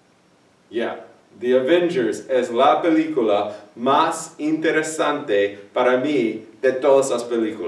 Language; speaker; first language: Spanish; non-native, fluent; English